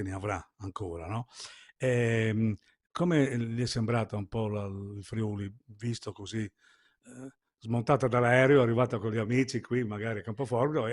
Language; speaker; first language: Italian; native; Italian